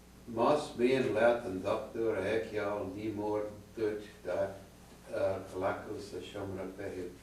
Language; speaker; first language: Irish; non-native, learner; English